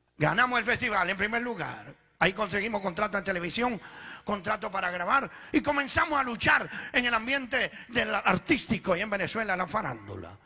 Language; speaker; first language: Spanish; early bilingual, other home language; Italian